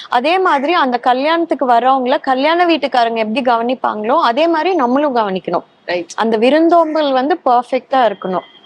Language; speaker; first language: Tamil; native; Tamil